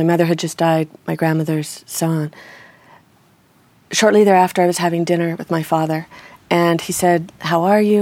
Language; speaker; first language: English; native; English